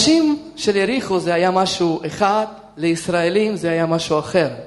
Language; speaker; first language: Hebrew; non-native, fluent; Russian